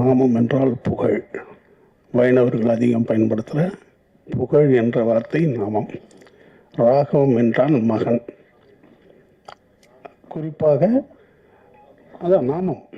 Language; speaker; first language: Tamil; native; Tamil